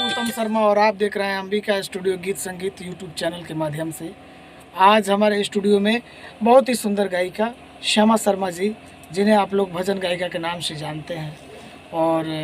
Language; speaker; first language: Hindi; non-native, local second language; Bhojpuri